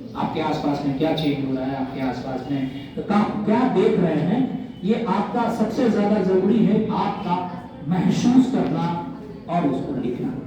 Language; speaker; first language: Hindi; native; Hindi